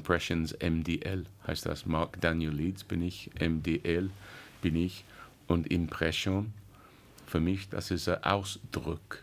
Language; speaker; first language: German; non-native, learner; English